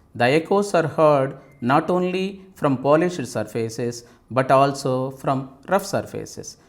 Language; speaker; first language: English; non-native, local second language; Telugu